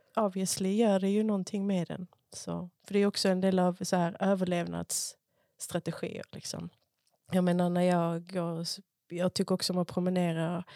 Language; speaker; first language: Swedish; early bilingual, other home language; Spanish